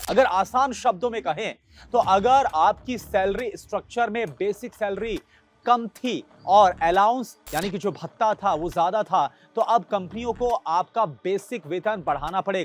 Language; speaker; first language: Hindi; native; Hindi